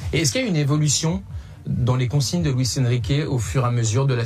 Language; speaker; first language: French; native; French